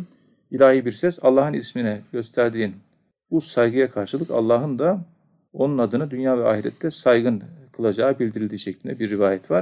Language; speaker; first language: Turkish; native; Turkish